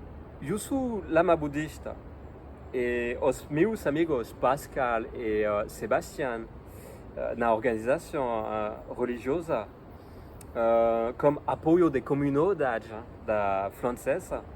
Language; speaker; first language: Portuguese; non-native, learner; French